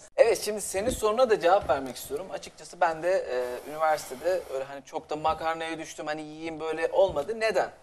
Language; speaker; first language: Turkish; native; Turkish